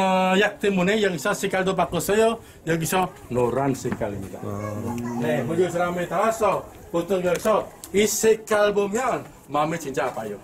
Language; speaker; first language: Korean; non-native, learner; Indonesian